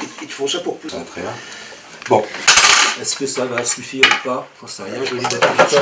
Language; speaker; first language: French; native; French